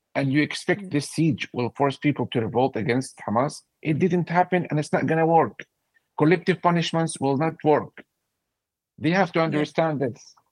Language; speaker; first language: English; non-native, fluent; Arabic